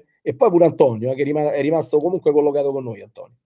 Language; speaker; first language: Italian; native; Italian